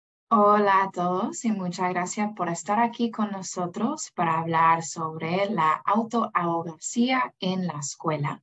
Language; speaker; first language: Spanish; non-native, fluent; English